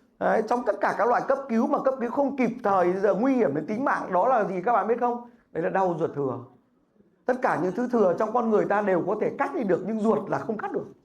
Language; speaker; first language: Vietnamese; native; Vietnamese